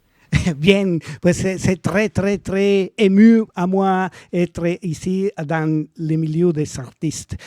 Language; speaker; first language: French; non-native, learner; Spanish